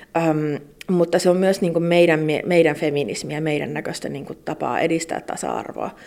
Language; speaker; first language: Finnish; native; Finnish